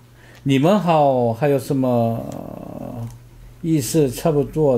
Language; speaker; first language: Chinese; non-native, fluent; Korean